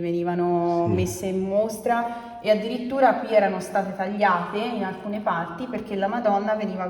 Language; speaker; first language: Italian; native; Italian